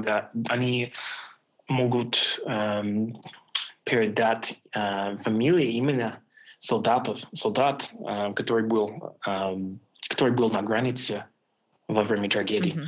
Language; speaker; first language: Russian; non-native, fluent; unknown